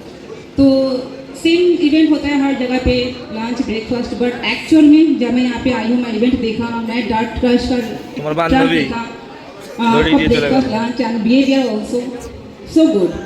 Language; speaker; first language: Hindi; non-native, local second language; Bangla